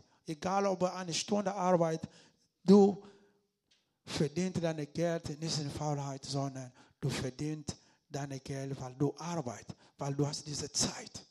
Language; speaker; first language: German; non-native, learner; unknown